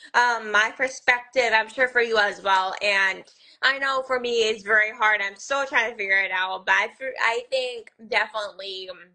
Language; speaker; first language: English; native; English